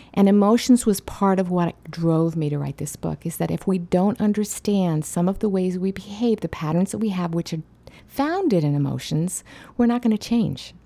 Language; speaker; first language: English; native; English